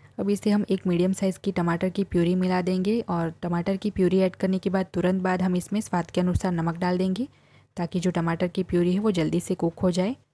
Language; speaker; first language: Hindi; non-native, local second language; Gujarati